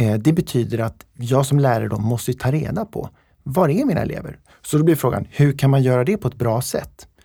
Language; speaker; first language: Swedish; native; Swedish